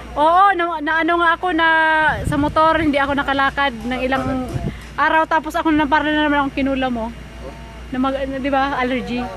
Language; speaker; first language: Filipino; non-native, local second language; Bikol